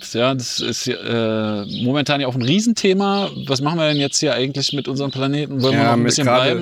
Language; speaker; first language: German; native; German